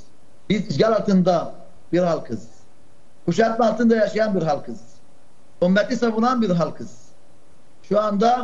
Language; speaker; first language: Turkish; non-native, fluent; Arabic